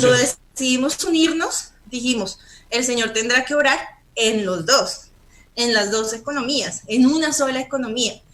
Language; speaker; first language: Spanish; native; Spanish